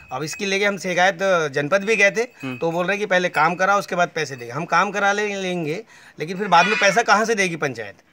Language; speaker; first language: Hindi; native; Hindi